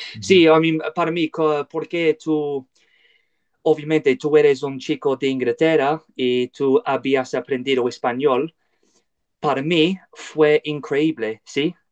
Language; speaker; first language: Spanish; non-native, learner; English